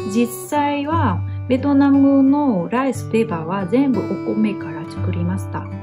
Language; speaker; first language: Japanese; non-native, fluent; Vietnamese